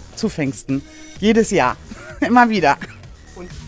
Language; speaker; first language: German; native; German